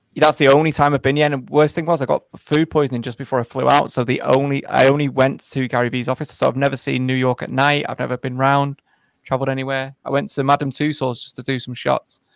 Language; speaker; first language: English; native; English